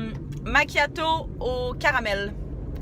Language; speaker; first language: French; native; French